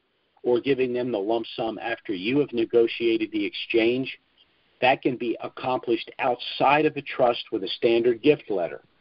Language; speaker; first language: English; native; English